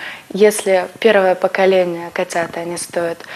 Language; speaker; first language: Russian; native; Russian